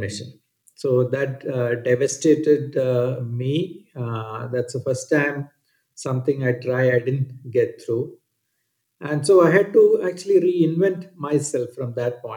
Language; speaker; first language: English; non-native, local second language; Malayalam